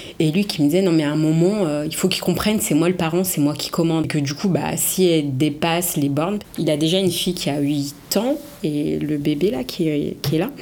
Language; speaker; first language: French; early bilingual, other home language; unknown